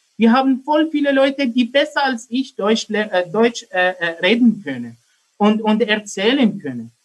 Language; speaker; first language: German; non-native, learner; Arabic